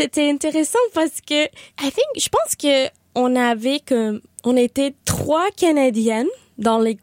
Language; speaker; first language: French; non-native, learner; Spanish